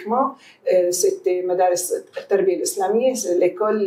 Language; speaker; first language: French; non-native, fluent; Arabic